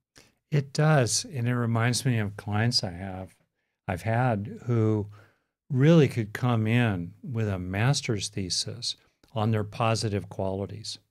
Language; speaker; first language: English; native; English